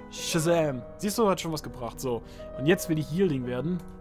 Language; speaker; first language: German; native; German